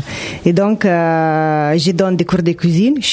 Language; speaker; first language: French; non-native, fluent; Italian